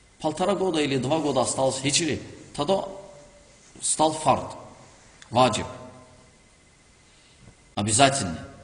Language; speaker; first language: Russian; non-native, learner; Turkish